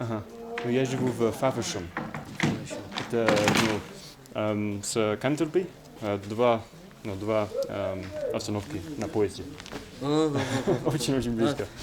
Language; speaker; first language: Russian; non-native, learner; English